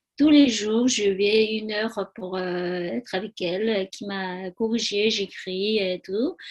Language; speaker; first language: French; non-native, learner; Tibetan